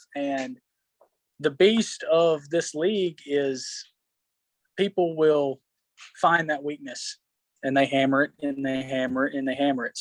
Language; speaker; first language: English; native; English